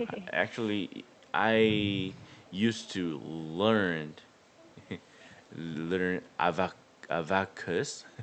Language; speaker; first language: English; non-native, learner; Korean